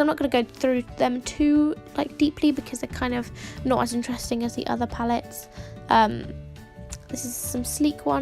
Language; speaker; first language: English; native; English